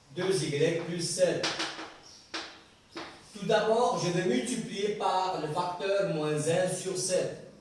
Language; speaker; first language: French; non-native, local second language; Arabic